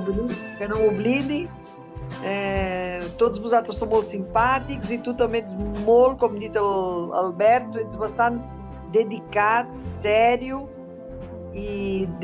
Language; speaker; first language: Catalan; non-native, fluent; Spanish